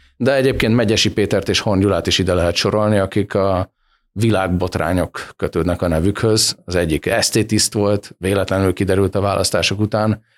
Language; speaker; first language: Hungarian; native; Hungarian